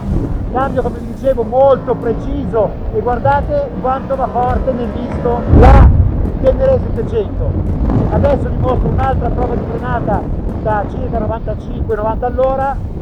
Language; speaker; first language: Italian; native; Italian